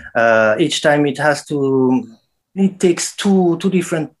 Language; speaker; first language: English; non-native, fluent; French